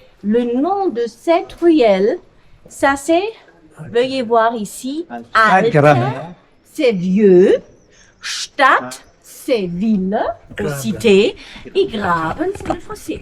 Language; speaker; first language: French; non-native, fluent; German